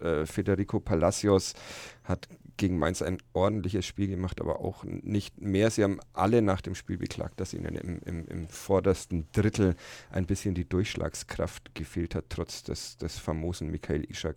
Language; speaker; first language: German; native; German